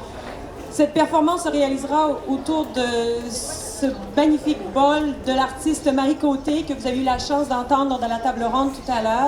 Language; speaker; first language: French; native; French